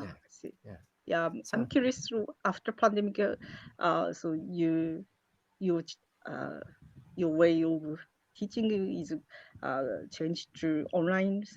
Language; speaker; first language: English; non-native, learner; Japanese